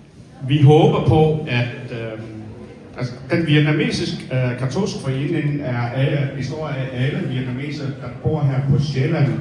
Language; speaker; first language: Danish; early bilingual, other home language; Vietnamese